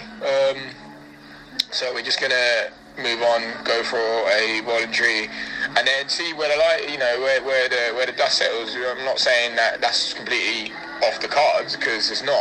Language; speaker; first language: English; native; English